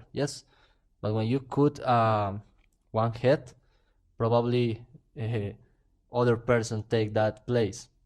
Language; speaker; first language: English; non-native, learner; Spanish